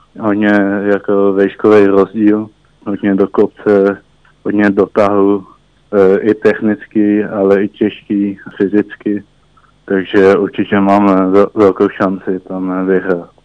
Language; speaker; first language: Czech; early bilingual, heritage; Czech